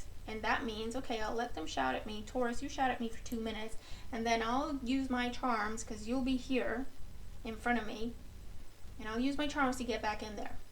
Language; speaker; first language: English; native; English